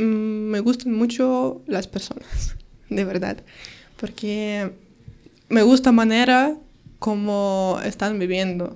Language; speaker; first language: Spanish; non-native, learner; Ukrainian